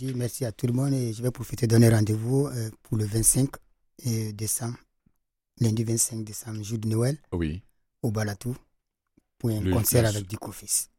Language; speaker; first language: French; non-native, local second language; Fula